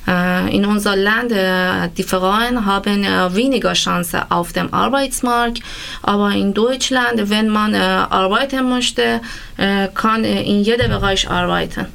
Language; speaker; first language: German; non-native, learner; Persian